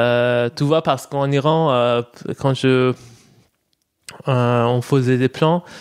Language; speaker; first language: French; non-native, fluent; Persian